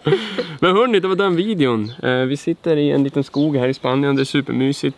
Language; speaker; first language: Swedish; native; Swedish